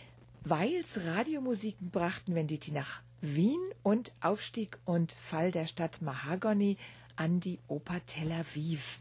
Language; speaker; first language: German; native; German